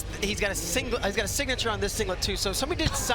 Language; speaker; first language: English; native; English